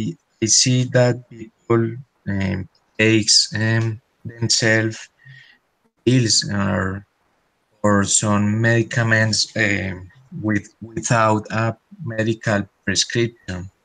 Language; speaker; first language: English; non-native, learner; Spanish